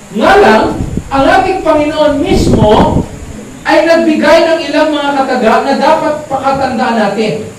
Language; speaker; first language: Filipino; native; Filipino